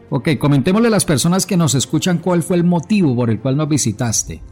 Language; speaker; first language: Spanish; native; Spanish